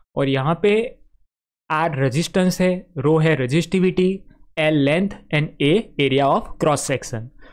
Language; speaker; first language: Hindi; non-native, local second language; Gujarati